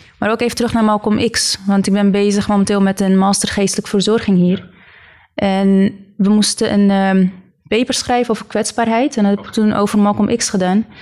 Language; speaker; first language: Dutch; early bilingual, other home language; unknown